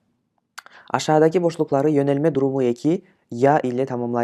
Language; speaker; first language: Turkish; non-native, fluent; Kyrgyz